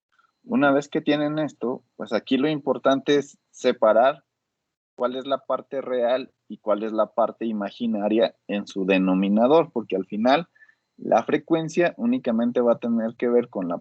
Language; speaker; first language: Spanish; native; Spanish